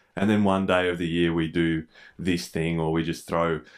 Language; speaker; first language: English; native; English